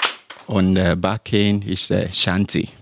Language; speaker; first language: German; non-native, learner; English